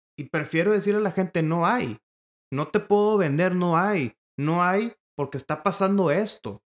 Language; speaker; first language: Spanish; native; Spanish